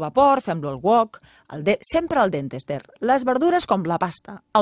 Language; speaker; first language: Catalan; native; Catalan